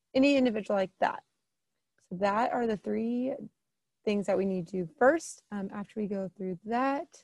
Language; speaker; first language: English; native; English